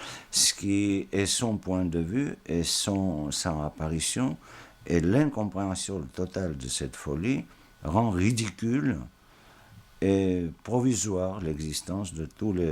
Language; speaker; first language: French; non-native, fluent; Georgian